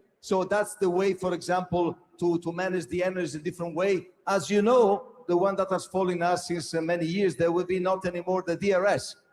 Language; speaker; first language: English; non-native, fluent; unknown